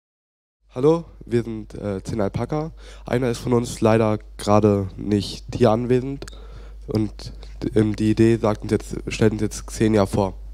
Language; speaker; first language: German; native; German